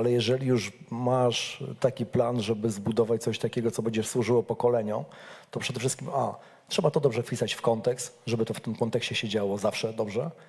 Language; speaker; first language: Polish; native; Polish